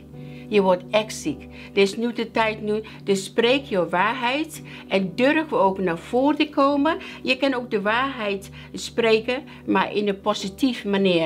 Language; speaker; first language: Dutch; non-native, learner; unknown